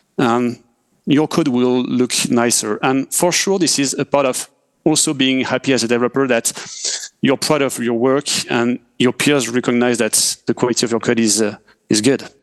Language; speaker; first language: English; non-native, fluent; French